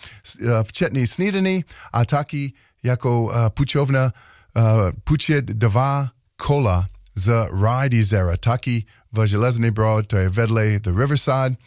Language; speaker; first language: Czech; non-native, learner; English